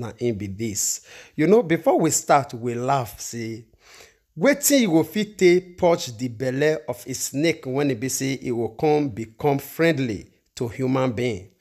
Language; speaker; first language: Nigerian Pidgin; non-native, local second language; Igbo